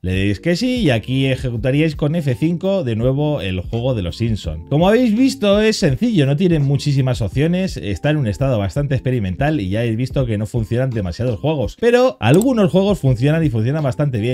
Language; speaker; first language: Spanish; native; Spanish